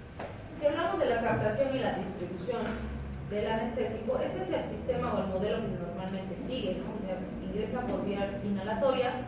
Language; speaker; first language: Spanish; native; Spanish